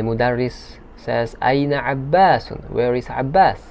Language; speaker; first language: Arabic; non-native, fluent; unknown